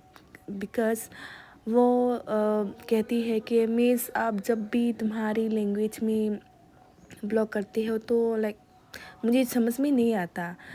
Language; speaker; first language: Hindi; non-native, local second language; Kok Borok